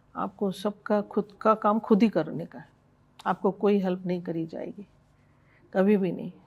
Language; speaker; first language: Hindi; early bilingual, other home language; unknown